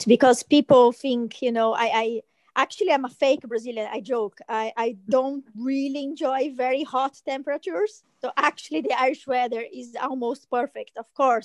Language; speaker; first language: English; non-native, fluent; Portuguese